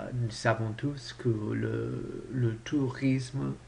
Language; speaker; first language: French; non-native, fluent; English